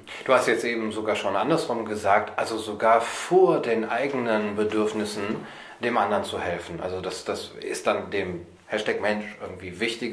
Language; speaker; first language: German; native; German